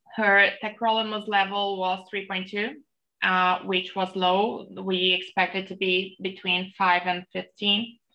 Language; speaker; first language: English; non-native, fluent; Portuguese